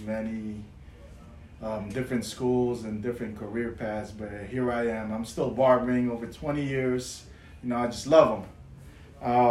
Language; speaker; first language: English; non-native, local second language; Filipino